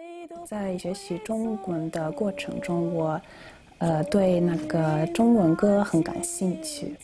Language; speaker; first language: Chinese; non-native, fluent; Hungarian